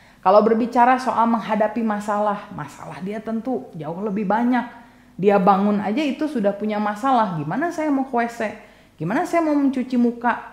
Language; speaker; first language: Indonesian; native; Indonesian